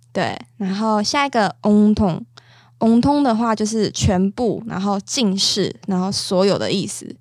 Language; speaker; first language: Chinese; native; Chinese